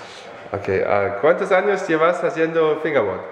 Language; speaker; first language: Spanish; non-native, learner; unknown